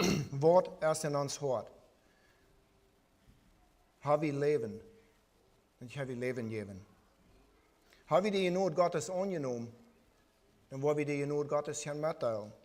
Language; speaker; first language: German; non-native, learner; Plautdietsch